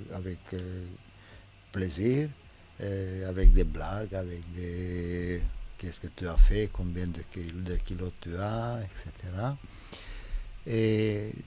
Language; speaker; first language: French; non-native, fluent; Romanian